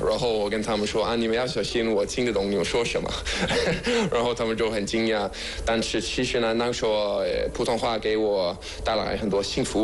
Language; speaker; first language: Chinese; non-native, fluent; Danish